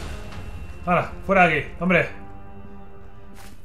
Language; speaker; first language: Spanish; native; Spanish